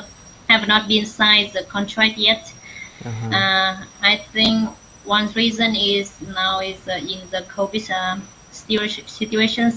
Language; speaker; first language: English; non-native, learner; Vietnamese